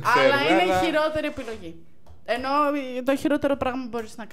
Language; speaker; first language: Greek; native; Greek